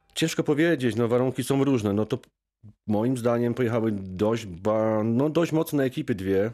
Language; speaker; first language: Polish; native; Polish